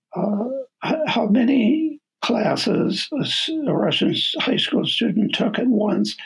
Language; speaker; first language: English; native; English